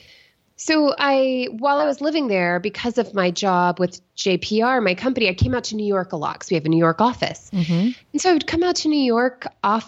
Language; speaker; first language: English; native; English